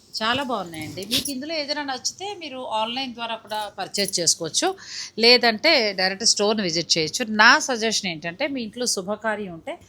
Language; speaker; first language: Telugu; native; Telugu